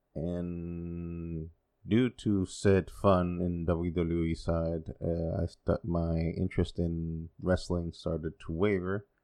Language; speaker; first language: English; non-native, fluent; Spanish